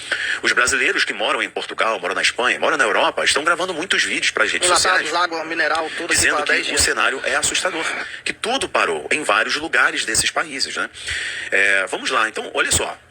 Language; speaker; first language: Portuguese; native; Portuguese